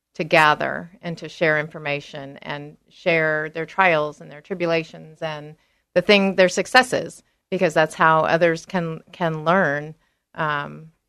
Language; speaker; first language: English; native; English